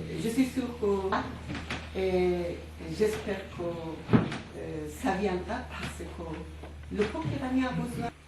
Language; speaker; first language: French; non-native, fluent; Persian